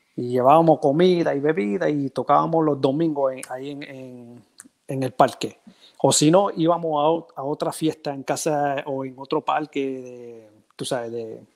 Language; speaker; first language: Spanish; early bilingual, heritage; Spanish